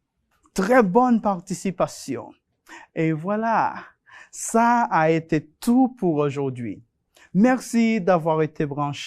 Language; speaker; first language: French; non-native, fluent; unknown